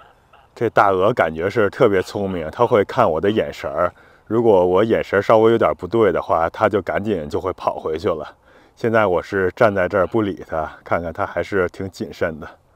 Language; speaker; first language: Chinese; native; Chinese